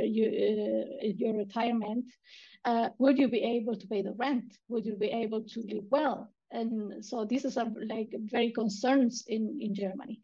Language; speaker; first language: English; non-native, fluent; Spanish